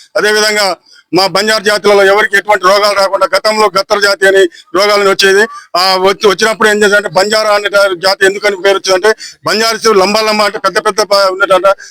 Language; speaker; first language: Telugu; non-native, local second language; Lambadi